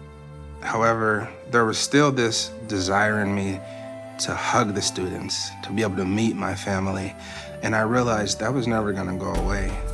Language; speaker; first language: English; early bilingual, other home language; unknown